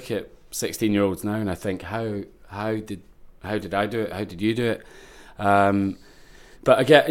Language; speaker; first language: English; native; English